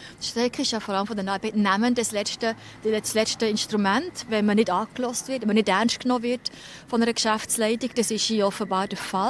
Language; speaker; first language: German; native; German